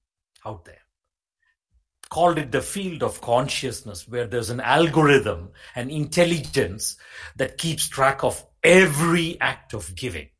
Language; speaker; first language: English; non-native, local second language; Malayalam